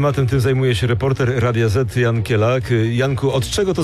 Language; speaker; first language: Polish; native; Polish